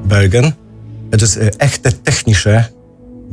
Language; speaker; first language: Dutch; non-native, learner; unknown